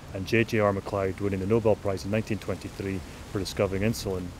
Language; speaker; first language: English; native; English